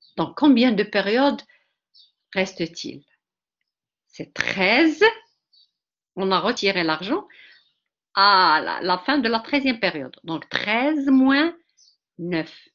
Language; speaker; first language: French; non-native, local second language; Arabic